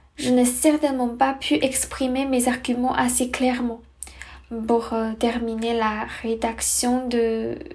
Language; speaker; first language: French; non-native, fluent; Chinese